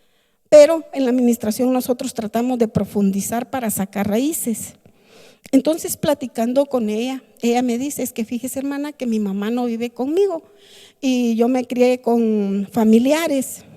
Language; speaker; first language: Spanish; native; Spanish